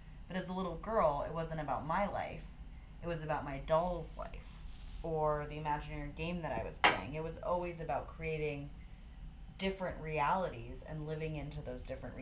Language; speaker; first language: English; native; English